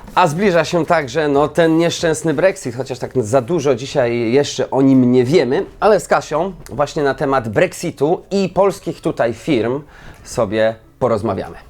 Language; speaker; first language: Polish; native; Polish